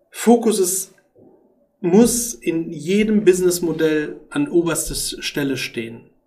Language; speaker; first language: German; early bilingual, other home language; Arabic